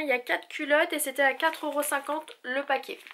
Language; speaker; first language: French; native; French